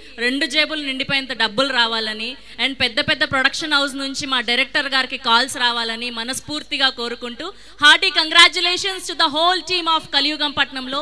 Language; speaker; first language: Telugu; native; Telugu